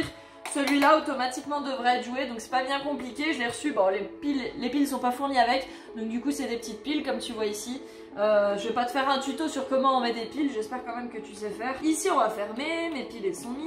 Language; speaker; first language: French; native; French